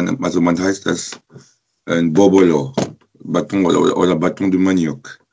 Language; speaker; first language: German; non-native, learner; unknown